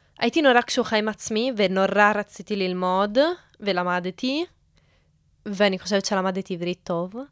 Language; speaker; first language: Hebrew; non-native, fluent; Italian